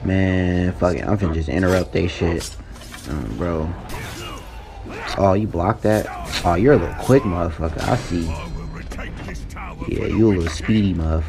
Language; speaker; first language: English; native; English